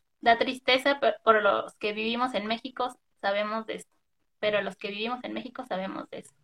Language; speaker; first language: Spanish; native; Spanish